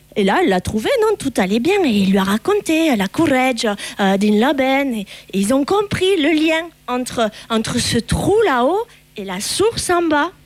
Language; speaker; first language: French; native; French